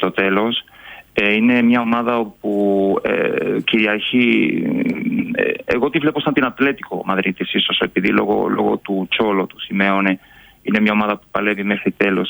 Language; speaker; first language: Greek; non-native, fluent; Spanish